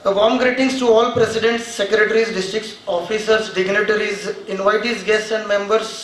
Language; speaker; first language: English; non-native, local second language; Marathi